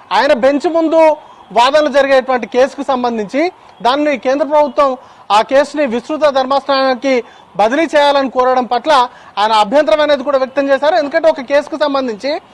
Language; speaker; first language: Telugu; native; Telugu